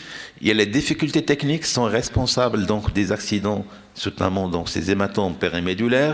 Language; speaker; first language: French; non-native, local second language; Arabic